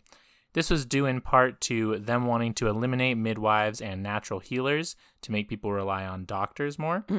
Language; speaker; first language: English; native; English